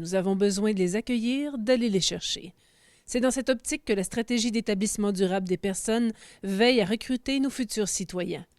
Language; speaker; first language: French; native; French